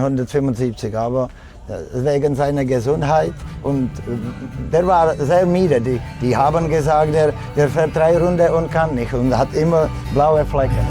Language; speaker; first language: German; non-native, fluent; Czech